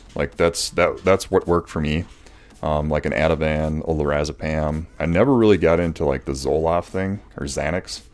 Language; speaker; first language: English; native; English